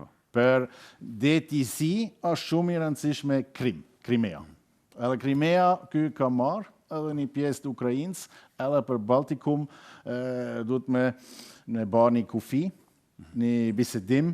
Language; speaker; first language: Albanian; non-native, learner; German